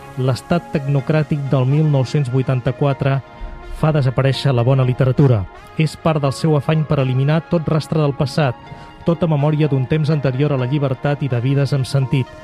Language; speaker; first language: Catalan; native; Catalan